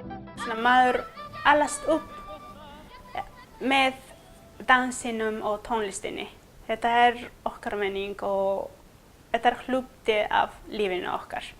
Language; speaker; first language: Icelandic; non-native, fluent; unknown